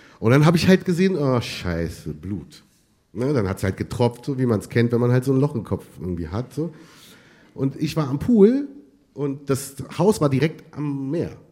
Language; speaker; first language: German; early bilingual, other home language; Arabic